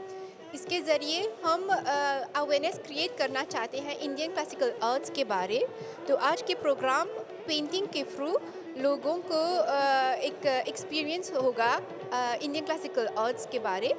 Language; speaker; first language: Hindi; non-native, local second language; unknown